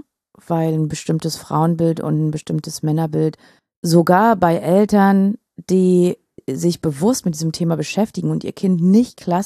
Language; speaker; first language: German; native; German